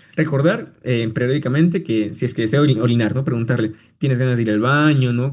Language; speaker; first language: Spanish; native; Spanish